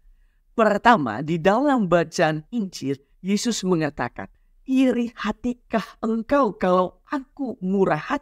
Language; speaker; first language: Indonesian; native; Indonesian